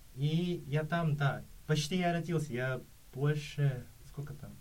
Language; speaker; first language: Russian; early bilingual, other home language; Korean